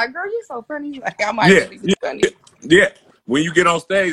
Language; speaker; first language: English; native; English